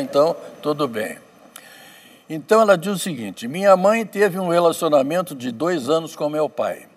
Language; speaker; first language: Portuguese; native; Portuguese